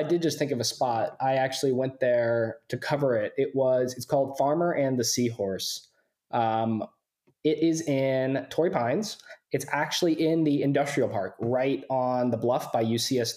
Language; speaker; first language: English; native; English